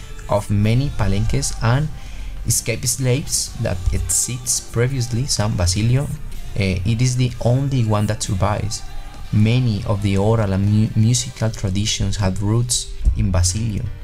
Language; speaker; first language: English; non-native, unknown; Spanish